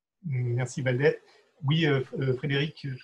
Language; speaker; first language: French; native; French